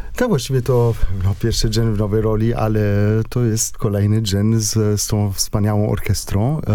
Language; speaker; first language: Polish; non-native, fluent; Arabic